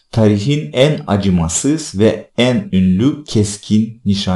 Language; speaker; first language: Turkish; non-native, fluent; Russian